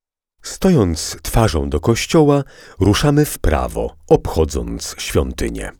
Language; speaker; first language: Polish; native; Polish